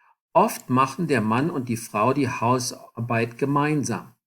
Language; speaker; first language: German; non-native, fluent; English